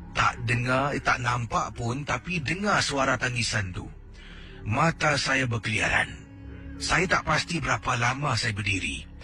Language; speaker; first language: Malay; native; Malay